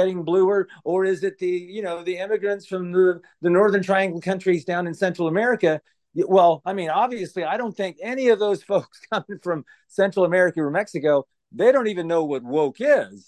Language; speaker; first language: English; native; English